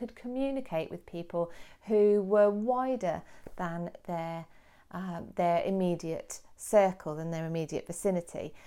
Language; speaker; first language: English; native; English